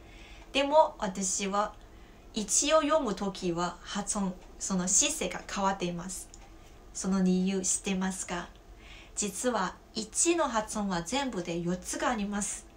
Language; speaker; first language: Japanese; non-native, fluent; Chinese